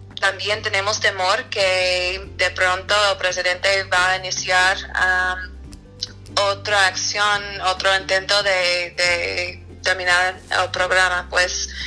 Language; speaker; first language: Spanish; non-native, fluent; English